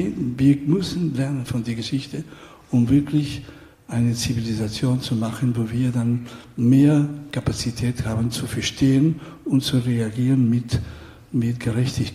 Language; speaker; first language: German; non-native, fluent; Catalan